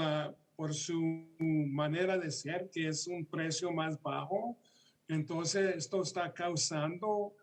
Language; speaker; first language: Spanish; early bilingual, heritage; Spanish